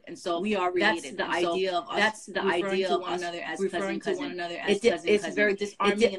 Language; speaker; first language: English; native; English